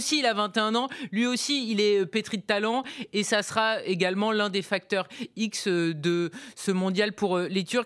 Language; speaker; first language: French; native; French